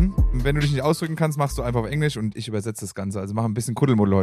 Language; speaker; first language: German; native; German